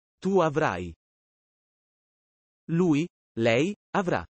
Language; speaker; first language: Italian; non-native, fluent; Russian